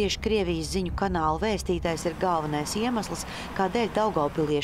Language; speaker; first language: Latvian; native; Latvian